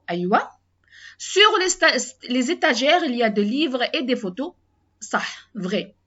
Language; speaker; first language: French; non-native, learner; Arabic